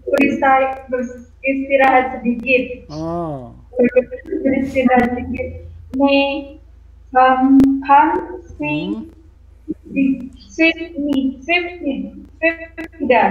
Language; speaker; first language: Korean; non-native, learner; Indonesian